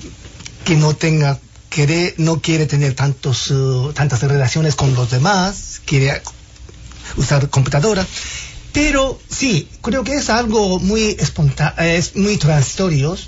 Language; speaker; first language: Spanish; non-native, fluent; Japanese